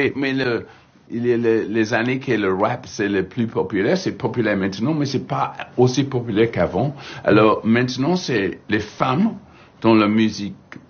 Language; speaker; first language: French; non-native, learner; English